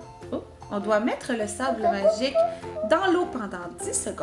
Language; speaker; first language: French; native; French